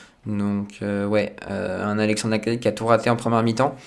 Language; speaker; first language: French; native; French